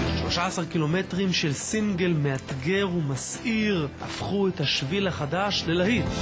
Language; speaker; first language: Hebrew; native; Hebrew